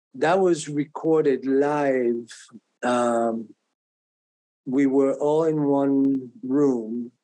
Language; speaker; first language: English; non-native, fluent; French